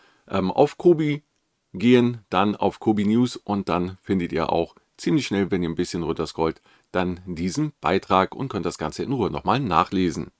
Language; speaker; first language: German; native; German